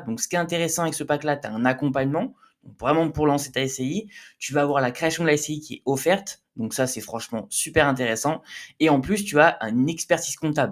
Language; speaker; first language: French; native; French